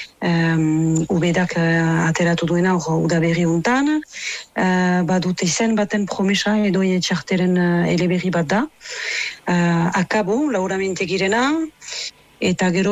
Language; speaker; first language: Basque; native; Basque